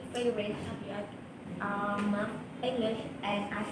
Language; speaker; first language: English; non-native, learner; Vietnamese